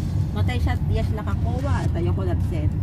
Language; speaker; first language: Hebrew; non-native, learner; Filipino